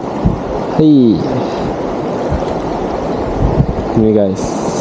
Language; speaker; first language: Japanese; non-native, learner; Indonesian